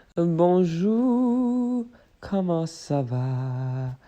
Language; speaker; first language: French; non-native, learner; English